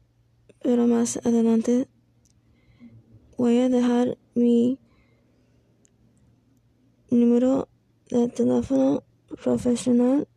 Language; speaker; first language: Spanish; non-native, learner; English